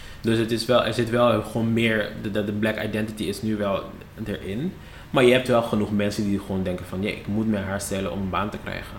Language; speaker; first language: Dutch; non-native, local second language; Papiamento